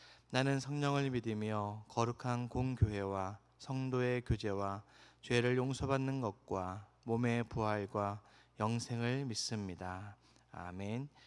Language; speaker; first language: Korean; native; Korean